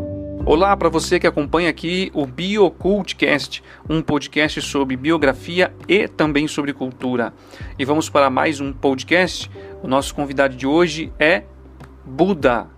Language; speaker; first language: Portuguese; native; Portuguese